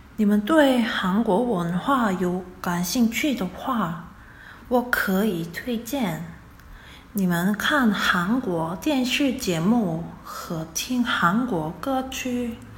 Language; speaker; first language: Chinese; non-native, fluent; Korean